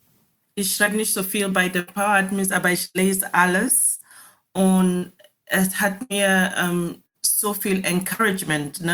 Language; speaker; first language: German; non-native, learner; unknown